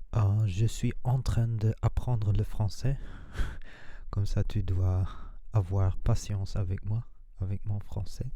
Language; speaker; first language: French; non-native, learner; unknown